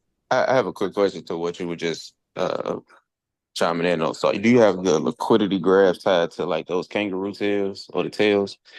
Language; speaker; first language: English; native; English